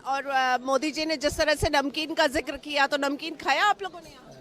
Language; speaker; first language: Hindi; native; Hindi